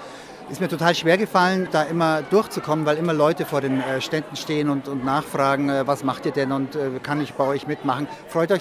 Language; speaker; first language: German; native; German